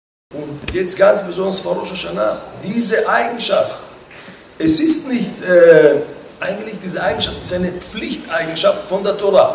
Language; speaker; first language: German; non-native, fluent; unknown